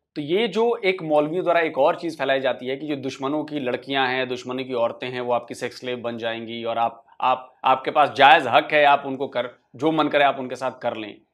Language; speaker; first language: Hindi; native; Hindi